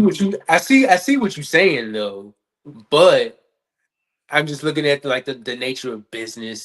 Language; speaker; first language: English; native; English